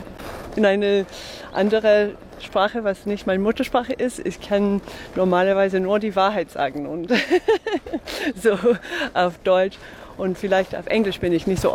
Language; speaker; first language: German; non-native, fluent; English